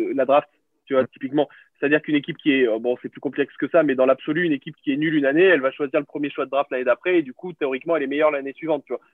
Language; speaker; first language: French; native; French